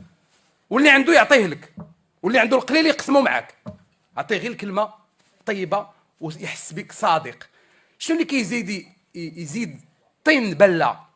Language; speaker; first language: Arabic; native; Arabic